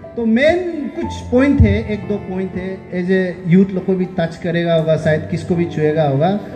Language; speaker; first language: Hindi; non-native, local second language; Nyishi